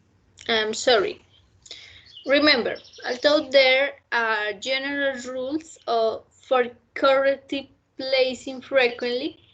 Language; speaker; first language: English; non-native, learner; Spanish